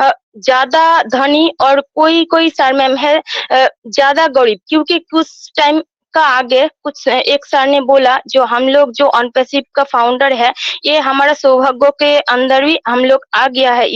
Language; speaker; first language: Hindi; non-native, local second language; Bangla